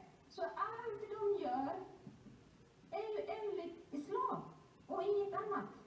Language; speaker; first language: Swedish; non-native, fluent; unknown